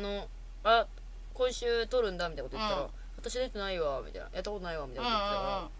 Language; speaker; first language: Japanese; native; Japanese